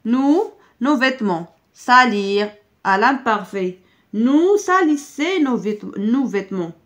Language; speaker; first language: French; non-native, local second language; Arabic